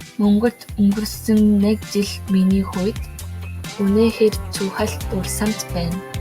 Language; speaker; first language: Mongolian; non-native, learner; Korean